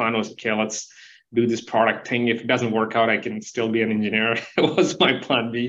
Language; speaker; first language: English; non-native, local second language; Telugu